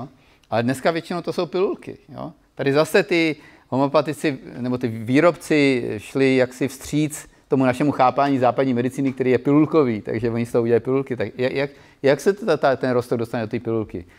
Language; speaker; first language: Czech; native; Czech